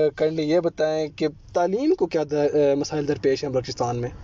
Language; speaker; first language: Urdu; native; Urdu